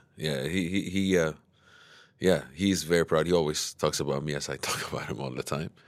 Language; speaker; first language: English; early bilingual, other home language; Amharic